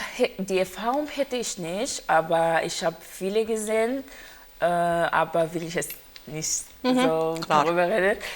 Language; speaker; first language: German; non-native, learner; Haitian Creole